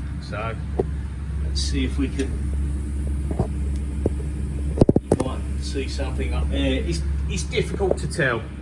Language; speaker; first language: English; native; English